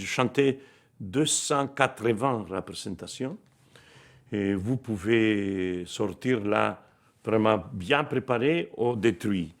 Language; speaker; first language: French; non-native, fluent; Spanish